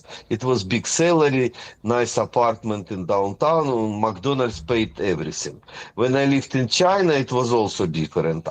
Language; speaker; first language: English; non-native, fluent; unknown